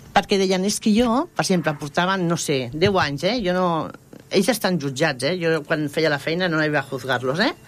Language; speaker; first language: Catalan; non-native, local second language; Spanish